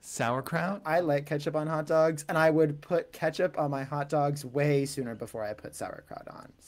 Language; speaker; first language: English; native; English